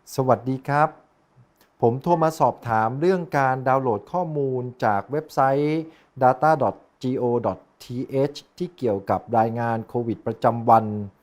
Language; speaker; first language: Thai; native; Thai